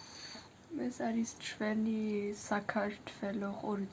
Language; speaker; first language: Georgian; early bilingual, heritage; Georgian